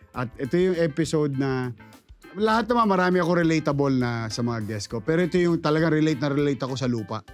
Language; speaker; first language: Filipino; native; Filipino